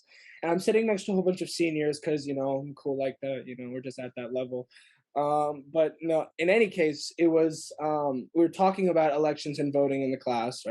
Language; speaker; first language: English; native; English